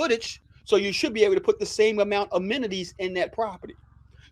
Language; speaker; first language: English; native; English